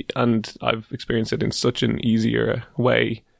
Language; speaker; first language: English; native; English